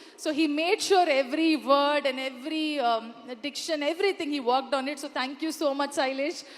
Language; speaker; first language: Telugu; non-native, local second language; Kannada